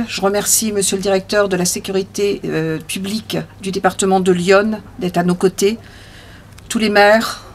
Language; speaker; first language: French; native; French